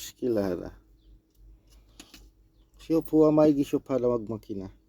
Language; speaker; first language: Arabic; non-native, learner; Filipino